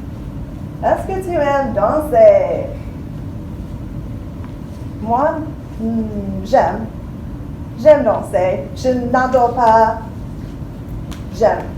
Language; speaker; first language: French; non-native, fluent; English